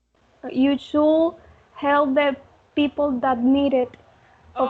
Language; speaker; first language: English; non-native, learner; Spanish